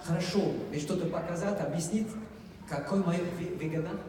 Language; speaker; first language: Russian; non-native, learner; French